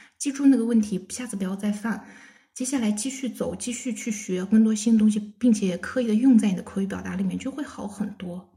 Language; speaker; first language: Chinese; non-native, local second language; Kazakh